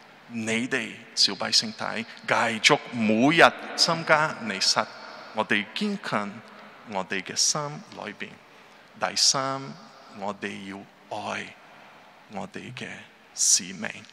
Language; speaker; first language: Chinese; non-native, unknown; Portuguese